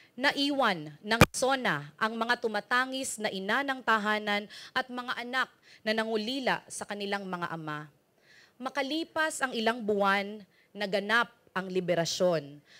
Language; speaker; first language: Filipino; native; Filipino